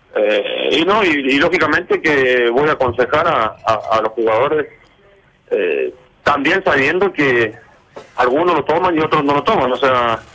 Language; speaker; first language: Spanish; native; Spanish